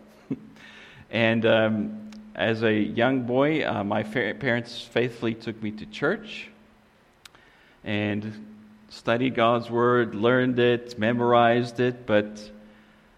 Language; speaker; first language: English; non-native, local second language; Afrikaans